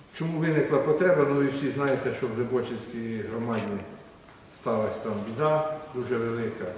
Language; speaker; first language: Ukrainian; native; Ukrainian